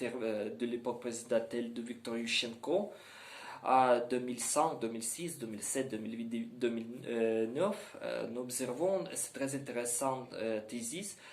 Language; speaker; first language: French; non-native, learner; Ukrainian